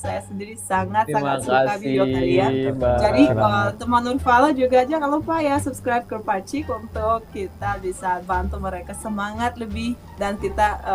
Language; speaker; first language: Indonesian; non-native, fluent; Russian